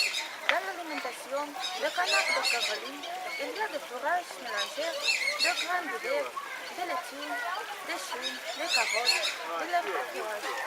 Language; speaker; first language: French; non-native, learner; Russian